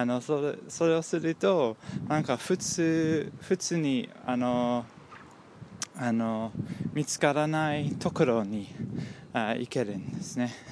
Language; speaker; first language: Japanese; non-native, learner; English